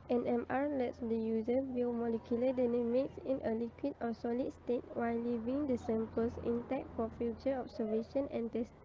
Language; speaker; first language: English; non-native, fluent; Malay